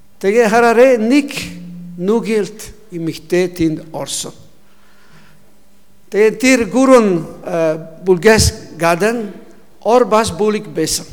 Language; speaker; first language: Mongolian; non-native, learner; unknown